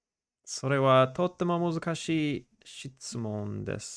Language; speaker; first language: Japanese; non-native, learner; English